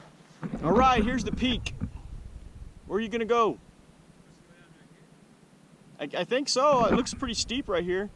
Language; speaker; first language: English; native; English